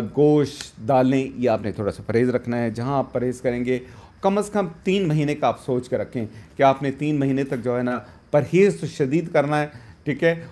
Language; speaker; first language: Urdu; native; Urdu